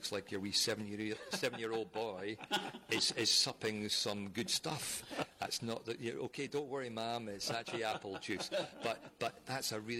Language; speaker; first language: English; native; English